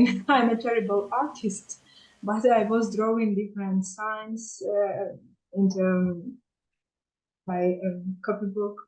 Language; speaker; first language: English; non-native, learner; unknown